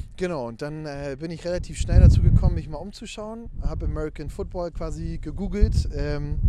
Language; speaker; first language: German; native; German